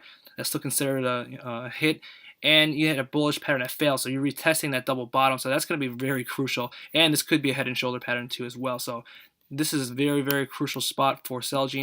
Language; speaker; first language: English; native; English